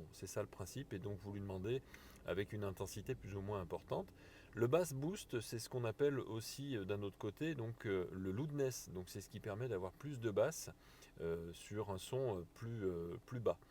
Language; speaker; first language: French; native; French